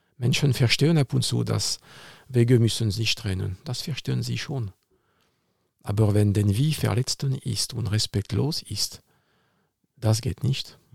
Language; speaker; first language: German; non-native, fluent; French